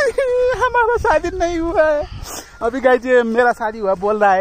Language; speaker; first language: Hindi; non-native, learner; Nepali